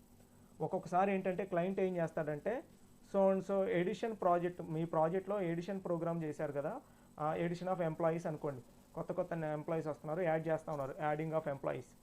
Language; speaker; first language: Telugu; native; Telugu